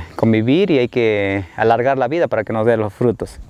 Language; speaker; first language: Spanish; native; Spanish